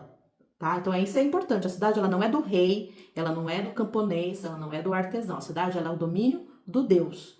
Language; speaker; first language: Portuguese; native; Portuguese